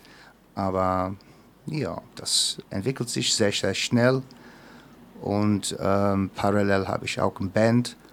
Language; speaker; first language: German; non-native, fluent; English